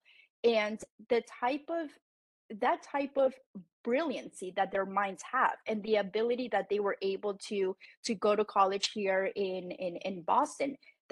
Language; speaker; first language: English; non-native, fluent; Spanish